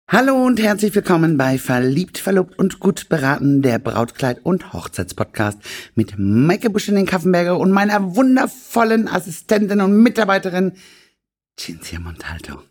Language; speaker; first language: German; native; German